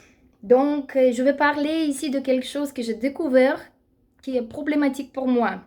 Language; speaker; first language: French; non-native, fluent; Russian